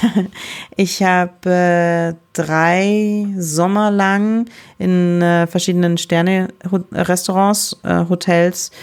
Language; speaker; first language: German; native; German